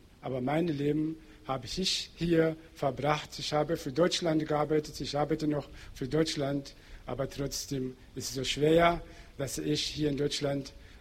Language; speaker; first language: German; non-native, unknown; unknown